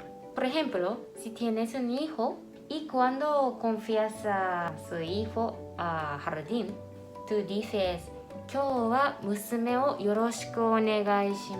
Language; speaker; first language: Spanish; non-native, fluent; Japanese